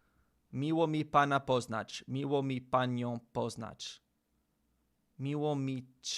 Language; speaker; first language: Polish; non-native, learner; English